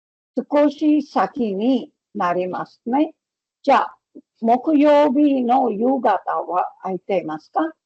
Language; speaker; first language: Japanese; non-native, fluent; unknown